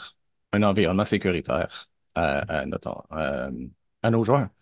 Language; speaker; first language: French; native; French